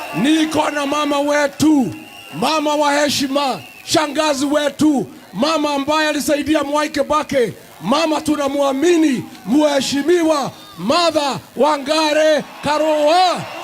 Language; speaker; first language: Swahili; non-native, local second language; Kikuyu